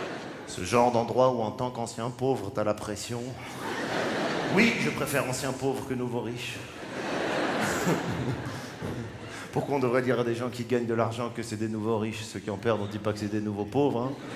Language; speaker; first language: French; native; French